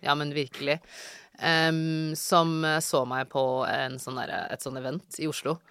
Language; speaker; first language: Norwegian; native; Norwegian